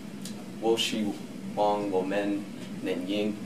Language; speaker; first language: Chinese; non-native, learner; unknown